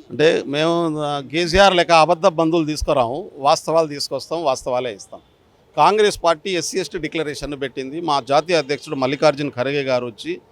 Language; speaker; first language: Telugu; non-native, local second language; Lambadi